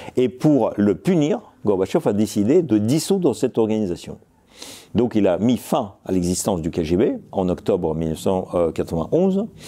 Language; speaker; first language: French; non-native, fluent; Russian